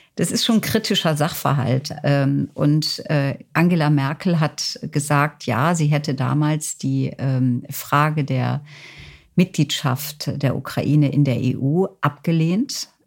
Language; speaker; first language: German; native; German